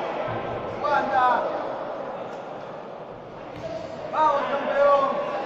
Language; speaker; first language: Spanish; native; Spanish